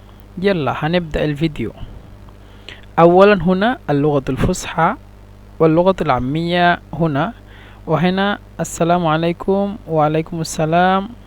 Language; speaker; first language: Arabic; non-native, fluent; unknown